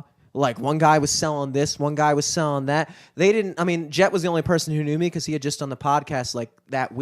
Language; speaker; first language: English; native; English